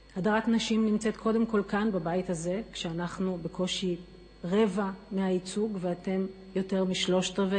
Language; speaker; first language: Hebrew; native; Hebrew